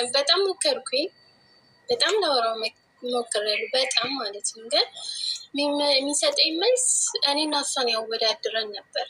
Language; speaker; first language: Amharic; native; Amharic